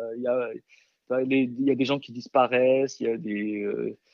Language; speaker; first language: French; early bilingual, other home language; Korean